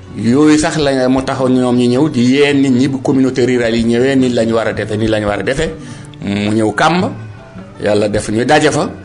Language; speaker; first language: Wolof; non-native, local second language; Fula